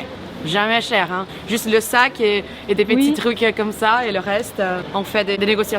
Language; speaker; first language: French; non-native, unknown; Portuguese